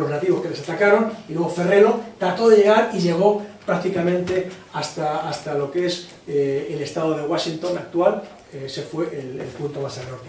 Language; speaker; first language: Spanish; native; Spanish